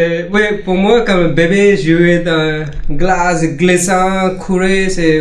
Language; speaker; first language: French; non-native, learner; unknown